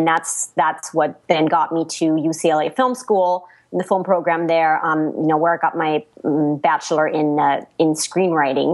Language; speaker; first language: English; non-native, fluent; German